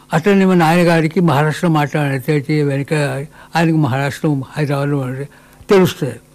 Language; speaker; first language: Telugu; non-native, local second language; Marathi